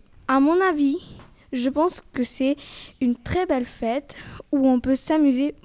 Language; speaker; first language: French; non-native, learner; Spanish